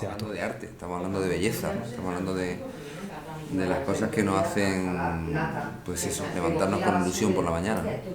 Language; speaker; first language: Spanish; native; Spanish